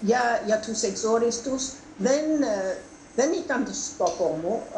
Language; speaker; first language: Greek; non-native, fluent; English